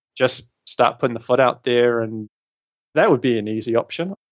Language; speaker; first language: English; native; English